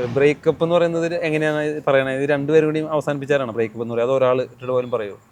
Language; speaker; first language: Malayalam; native; Malayalam